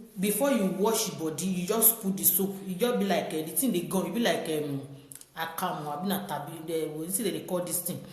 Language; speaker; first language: Nigerian Pidgin; non-native, local second language; Yoruba